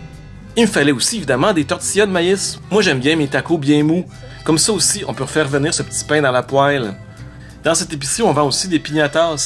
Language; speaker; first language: French; native; French